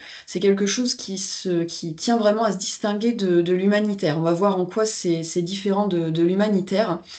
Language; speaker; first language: French; native; French